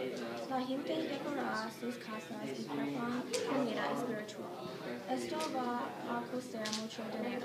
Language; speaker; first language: Spanish; non-native, learner; English